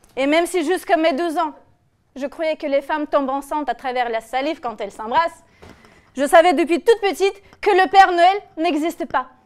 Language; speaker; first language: French; non-native, fluent; Russian